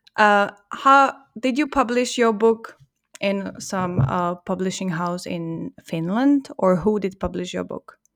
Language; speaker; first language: English; non-native, fluent; Czech